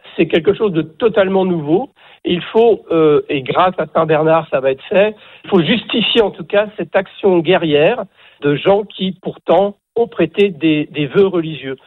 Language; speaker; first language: French; native; French